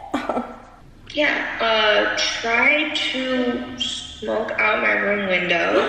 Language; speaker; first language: English; native; English